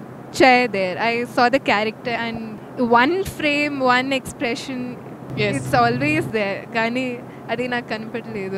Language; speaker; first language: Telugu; non-native, local second language; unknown